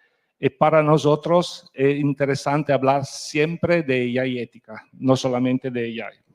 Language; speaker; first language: Spanish; non-native, fluent; Italian